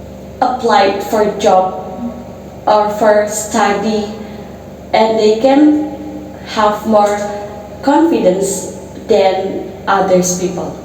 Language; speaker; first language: English; non-native, learner; Indonesian